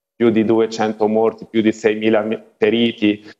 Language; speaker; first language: Italian; non-native, fluent; Arabic